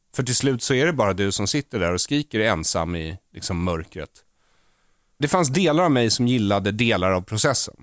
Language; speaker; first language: Swedish; native; Swedish